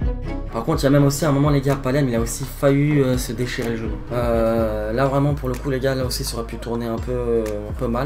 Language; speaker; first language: French; native; French